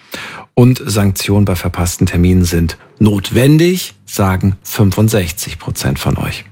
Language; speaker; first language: German; native; German